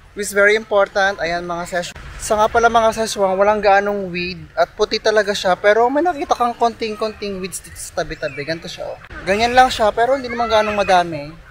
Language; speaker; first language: Filipino; native; Filipino